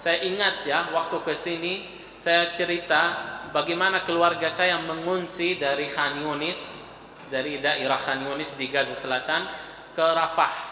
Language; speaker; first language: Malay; non-native, fluent; Arabic